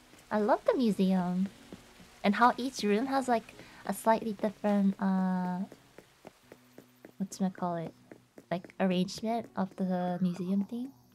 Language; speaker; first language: English; early bilingual, other home language; Japanese